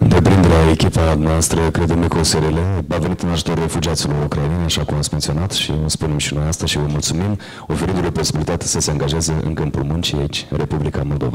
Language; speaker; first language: Romanian; native; Romanian